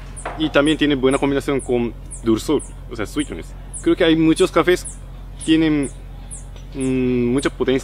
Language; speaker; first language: Spanish; non-native, fluent; Japanese